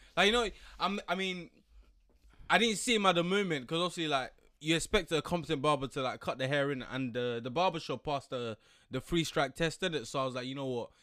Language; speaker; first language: English; early bilingual, other home language; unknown